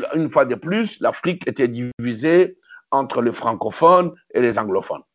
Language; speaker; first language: French; non-native, local second language; Luba-Lulua